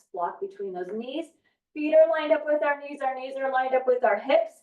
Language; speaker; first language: English; native; English